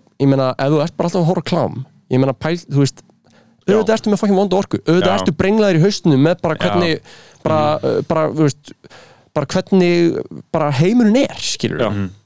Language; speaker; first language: Icelandic; native; Icelandic